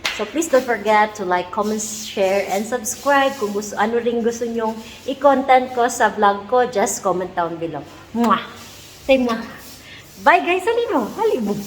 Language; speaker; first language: Filipino; non-native, local second language; Cebuano